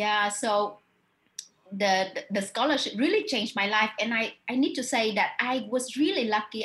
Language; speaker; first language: English; non-native, fluent; Vietnamese